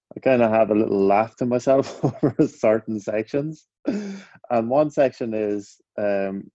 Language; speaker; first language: English; native; English